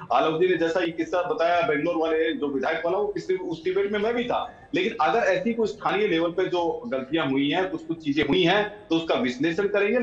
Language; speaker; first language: Hindi; native; Hindi